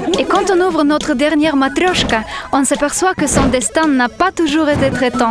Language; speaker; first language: French; non-native, fluent; Russian